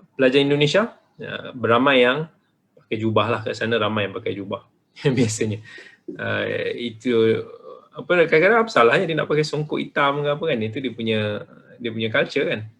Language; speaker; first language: Malay; native; Malay